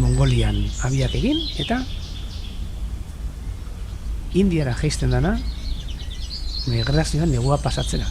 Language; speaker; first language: Basque; native; Basque